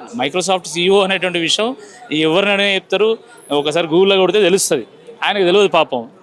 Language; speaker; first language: Telugu; native; Telugu